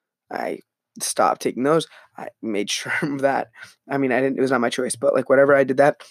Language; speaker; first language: English; native; English